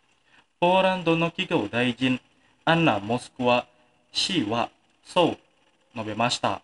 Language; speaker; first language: Japanese; non-native, fluent; Indonesian